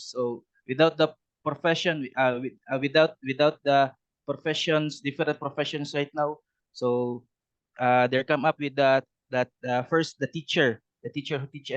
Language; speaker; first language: English; non-native, learner; Cebuano